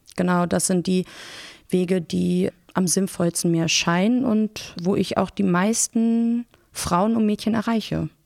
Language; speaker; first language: German; early bilingual, other home language; Persian